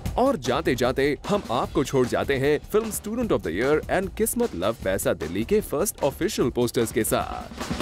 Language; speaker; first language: Hindi; native; Hindi